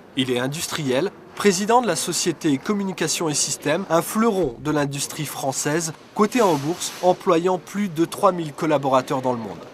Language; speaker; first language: French; native; French